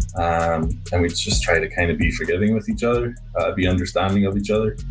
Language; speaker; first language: English; native; English